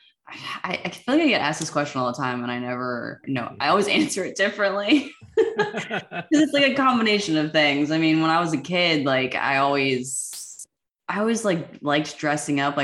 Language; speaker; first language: English; native; English